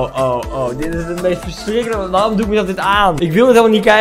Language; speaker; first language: Dutch; native; Dutch